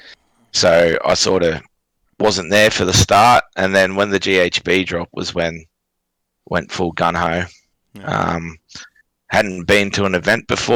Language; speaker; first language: English; native; English